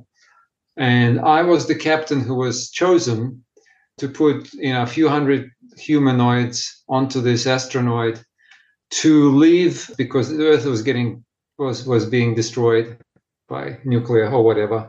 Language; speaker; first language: English; non-native, fluent; Ukrainian